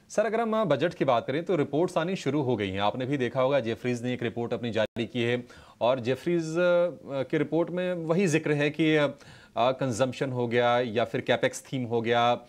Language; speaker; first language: Hindi; native; Hindi